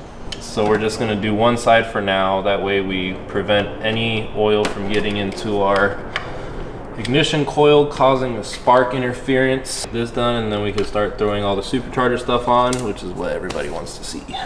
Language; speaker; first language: English; native; English